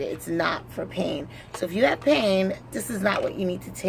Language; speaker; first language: English; native; English